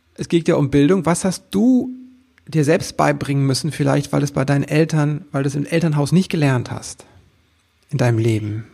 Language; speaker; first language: German; native; German